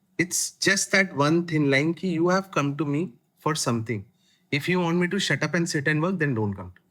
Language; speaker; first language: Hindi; native; Hindi